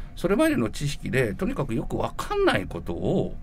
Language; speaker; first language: Japanese; native; Japanese